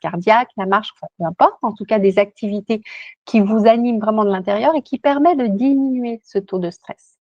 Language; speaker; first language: French; native; French